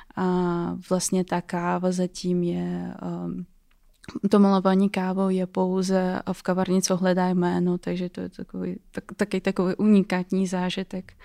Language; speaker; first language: Czech; non-native, fluent; Russian